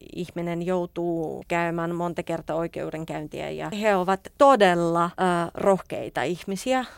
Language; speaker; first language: Finnish; non-native, fluent; Russian